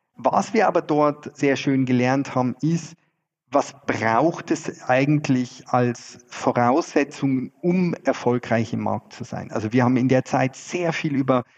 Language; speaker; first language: German; native; German